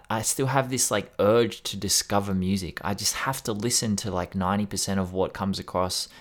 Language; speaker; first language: English; native; English